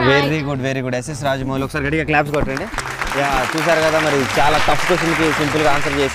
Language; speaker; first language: Telugu; native; Telugu